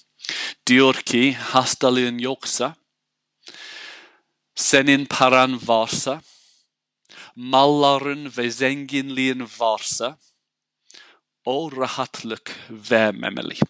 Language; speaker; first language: Turkish; non-native, fluent; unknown